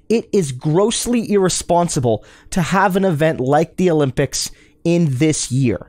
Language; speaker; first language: English; native; English